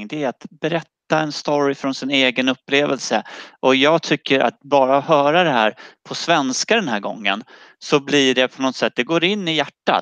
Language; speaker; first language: Swedish; native; Swedish